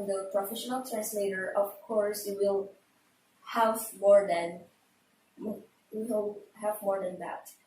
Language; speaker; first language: English; non-native, learner; Indonesian